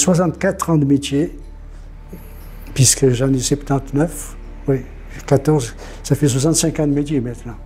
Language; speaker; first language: French; non-native, fluent; Italian